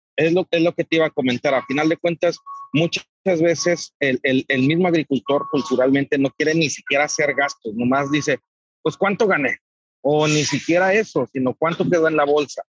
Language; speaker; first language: Spanish; native; Spanish